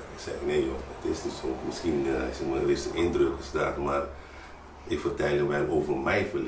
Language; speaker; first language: Dutch; non-native, fluent; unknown